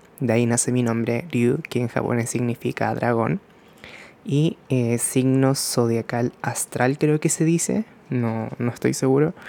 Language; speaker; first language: Spanish; early bilingual, other home language; Japanese